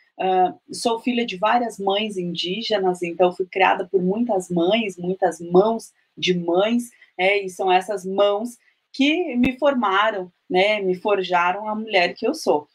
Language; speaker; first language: Portuguese; native; Portuguese